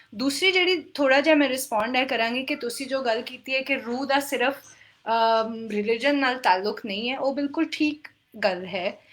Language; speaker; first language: Punjabi; non-native, local second language; Urdu